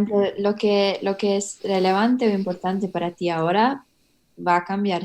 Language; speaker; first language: Spanish; early bilingual, heritage; English